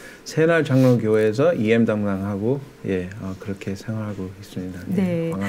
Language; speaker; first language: Korean; early bilingual, heritage; English